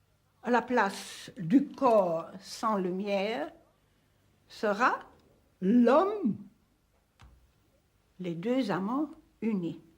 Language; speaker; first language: French; non-native, fluent; Hungarian